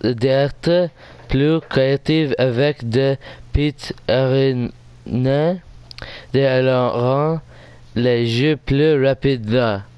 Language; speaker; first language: French; non-native, learner; English